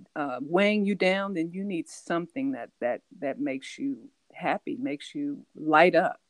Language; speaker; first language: English; native; English